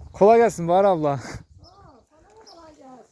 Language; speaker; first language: Turkish; native; Turkish